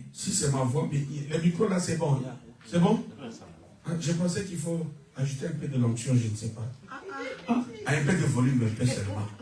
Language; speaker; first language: French; non-native, local second language; Lingala